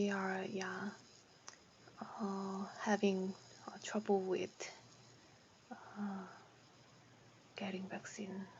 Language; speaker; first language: English; non-native, learner; Korean